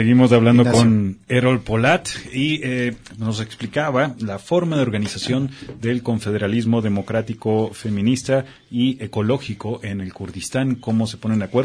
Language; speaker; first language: Spanish; native; Spanish